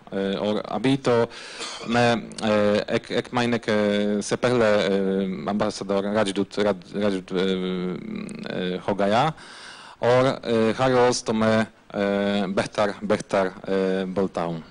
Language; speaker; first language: Hindi; non-native, learner; Polish